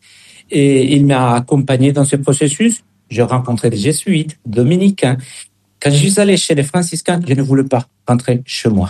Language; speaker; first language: French; non-native, fluent; Spanish